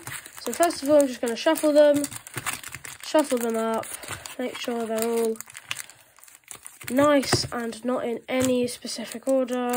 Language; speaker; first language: English; native; English